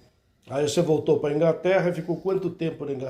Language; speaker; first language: Portuguese; native; Portuguese